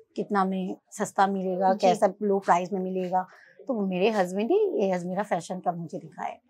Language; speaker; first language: Hindi; non-native, local second language; Bangla